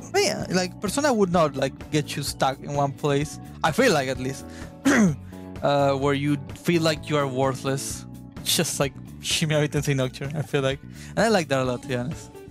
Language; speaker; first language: English; non-native, fluent; Spanish